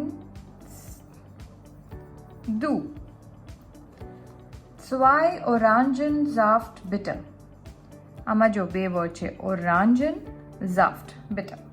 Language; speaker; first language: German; non-native, learner; Gujarati